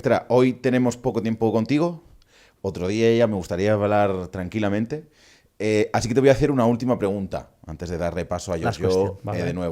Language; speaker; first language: Spanish; native; Spanish